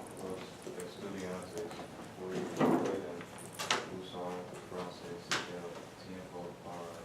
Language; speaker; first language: Spanish; non-native, learner; English